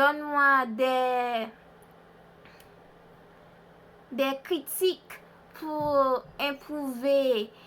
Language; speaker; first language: French; non-native, learner; Haitian Creole